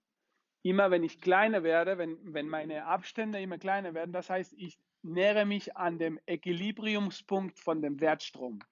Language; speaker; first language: German; non-native, fluent; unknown